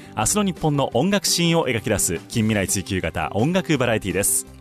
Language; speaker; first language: Japanese; native; Japanese